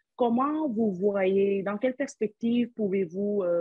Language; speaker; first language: French; non-native, local second language; Wolof